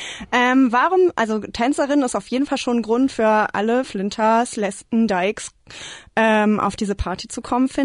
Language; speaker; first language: German; native; German